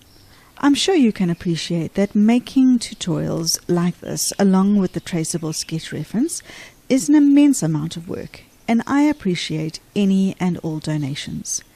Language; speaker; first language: English; native; English